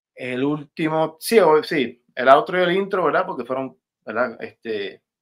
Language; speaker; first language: Spanish; native; Spanish